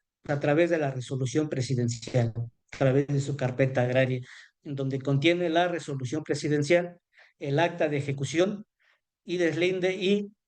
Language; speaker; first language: Spanish; native; Spanish